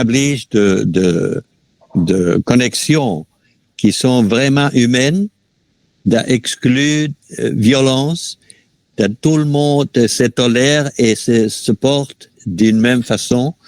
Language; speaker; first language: French; non-native, fluent; Spanish